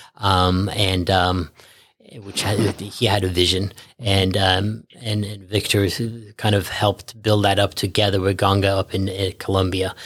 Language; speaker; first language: English; early bilingual, other home language; Norwegian